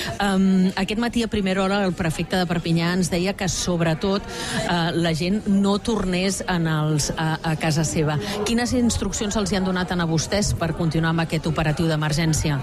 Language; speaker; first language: Catalan; native; Catalan